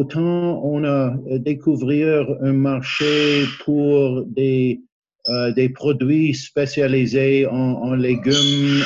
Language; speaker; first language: French; non-native, learner; English